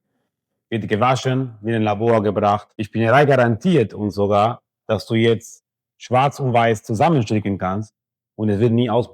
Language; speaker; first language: German; non-native, fluent; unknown